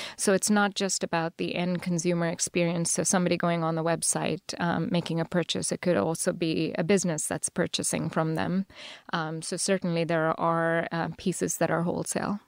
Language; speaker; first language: English; non-native, local second language; Telugu